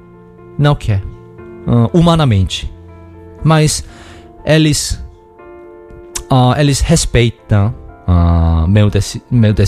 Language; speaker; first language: Portuguese; non-native, learner; Korean